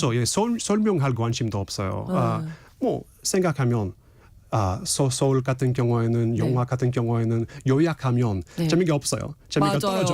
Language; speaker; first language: Korean; non-native, fluent; English